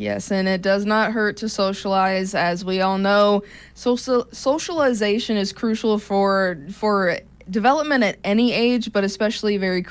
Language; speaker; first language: English; native; English